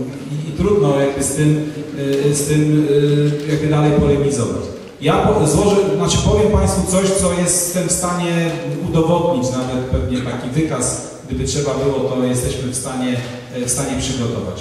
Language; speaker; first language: Polish; native; Polish